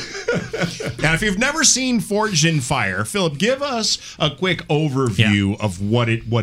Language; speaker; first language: English; native; English